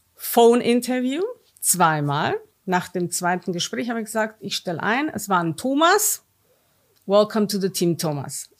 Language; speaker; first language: German; non-native, fluent; Romanian